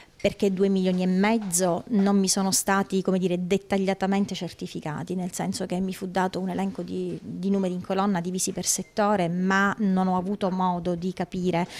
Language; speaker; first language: Italian; native; Italian